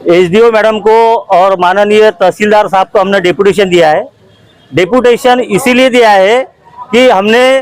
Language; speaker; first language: Hindi; non-native, local second language; Marathi